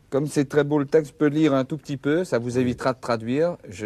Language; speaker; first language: French; native; French